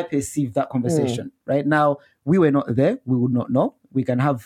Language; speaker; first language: English; non-native, local second language; Nyanja